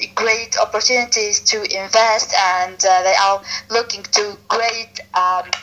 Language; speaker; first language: English; non-native, fluent; Arabic